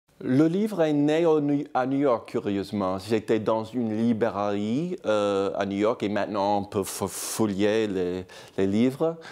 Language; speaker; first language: French; non-native, fluent; English